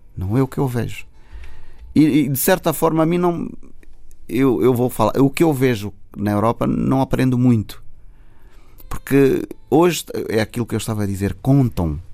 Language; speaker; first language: Portuguese; native; Portuguese